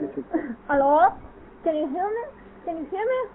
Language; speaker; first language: English; non-native, learner; Russian